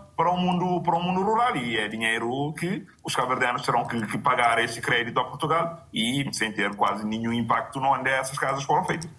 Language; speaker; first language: Portuguese; non-native, local second language; Kabuverdianu